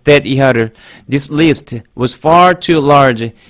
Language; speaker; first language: English; non-native, fluent; Korean